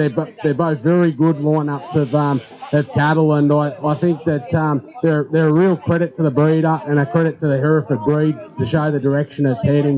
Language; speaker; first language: English; native; English